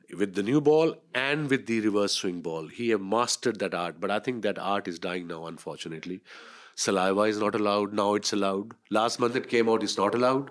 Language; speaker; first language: English; non-native, local second language; Urdu